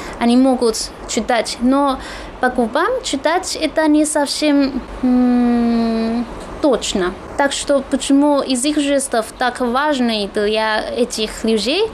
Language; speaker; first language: Russian; non-native, fluent; Chinese